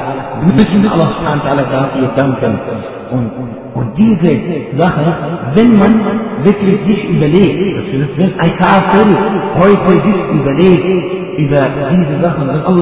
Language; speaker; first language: German; non-native, fluent; Arabic